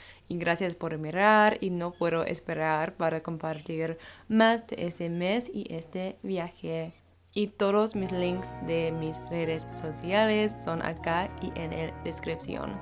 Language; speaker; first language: Spanish; non-native, learner; English